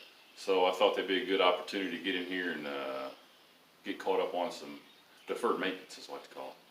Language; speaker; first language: English; native; English